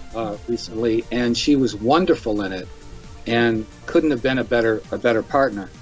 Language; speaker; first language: English; native; English